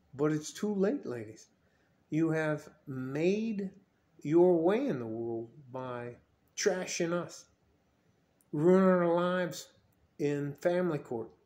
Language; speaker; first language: English; native; English